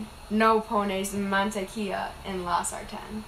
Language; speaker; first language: Spanish; non-native, learner; English